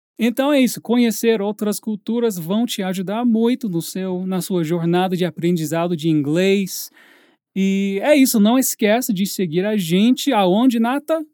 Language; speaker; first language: Portuguese; non-native, fluent; English